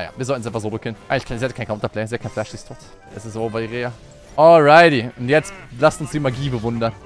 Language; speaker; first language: German; native; German